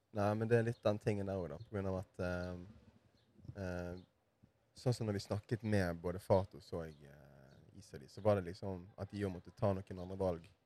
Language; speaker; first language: Norwegian; native; Norwegian